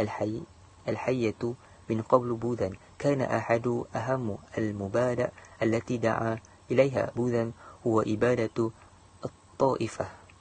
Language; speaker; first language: Arabic; non-native, learner; Malay